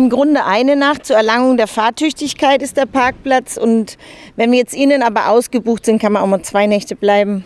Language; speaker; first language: German; native; German